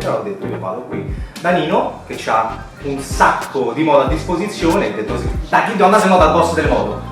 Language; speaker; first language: Italian; native; Italian